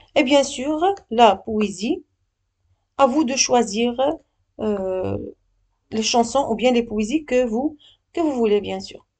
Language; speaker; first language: French; non-native, local second language; Arabic